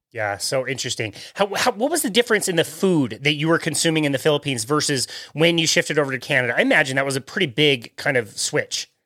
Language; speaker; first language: English; native; English